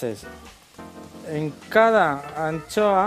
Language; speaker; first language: Spanish; native; Spanish